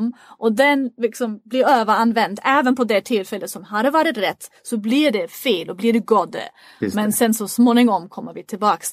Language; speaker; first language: Swedish; non-native, fluent; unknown